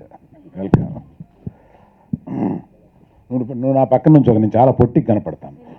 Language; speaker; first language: Telugu; native; Telugu